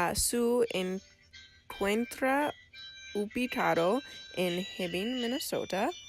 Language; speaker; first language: Spanish; non-native, learner; English